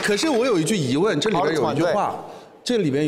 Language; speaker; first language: Chinese; native; Chinese